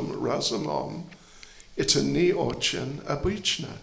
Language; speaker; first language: Russian; non-native, learner; English